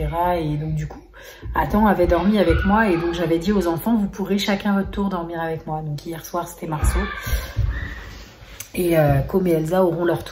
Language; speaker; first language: French; native; French